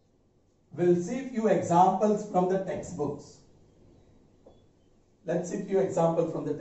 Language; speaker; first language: English; non-native, local second language; Hindi